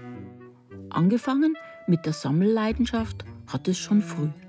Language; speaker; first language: German; native; German